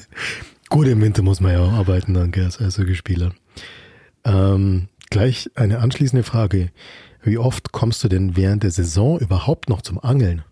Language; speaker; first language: German; native; German